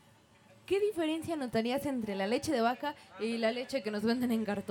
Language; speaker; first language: Spanish; native; Spanish